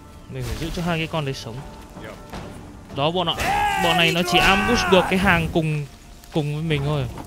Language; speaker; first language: Vietnamese; native; Vietnamese